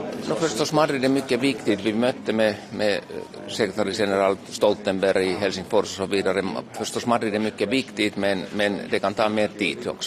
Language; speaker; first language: Swedish; non-native, local second language; Finnish